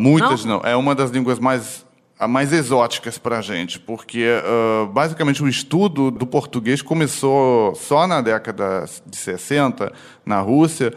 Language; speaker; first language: Portuguese; non-native, fluent; Russian